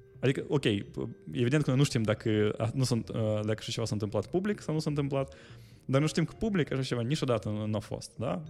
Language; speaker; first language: Romanian; native; Romanian